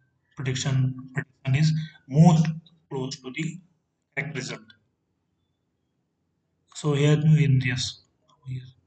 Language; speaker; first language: English; non-native, fluent; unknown